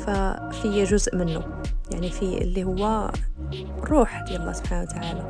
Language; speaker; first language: Arabic; native; Arabic